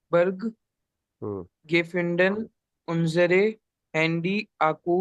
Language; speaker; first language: German; non-native, learner; Hindi